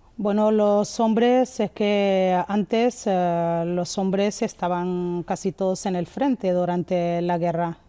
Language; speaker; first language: Spanish; non-native, local second language; Arabic